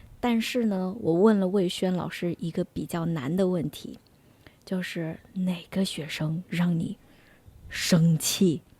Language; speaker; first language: Chinese; native; Chinese